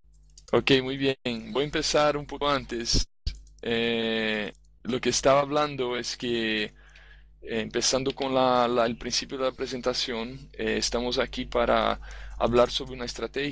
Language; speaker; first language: Spanish; non-native, fluent; Portuguese